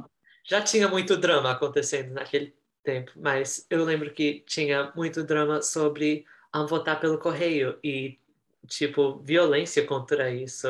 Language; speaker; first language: Portuguese; early bilingual, heritage; Portuguese